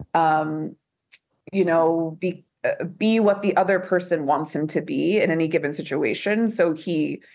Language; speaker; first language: English; native; English